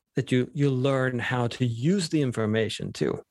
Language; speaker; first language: English; non-native, fluent; Swedish